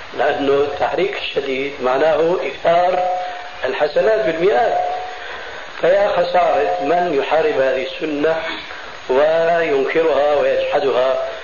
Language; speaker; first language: Arabic; early bilingual, other home language; Albanian